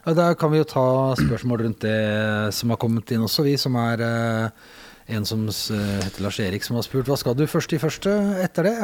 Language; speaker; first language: Norwegian; native; Norwegian